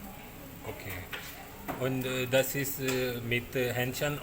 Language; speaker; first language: German; non-native, learner; Urdu